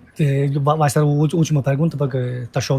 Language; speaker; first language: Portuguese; non-native, fluent; Turkish